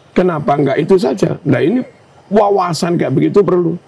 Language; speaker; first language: Indonesian; native; Indonesian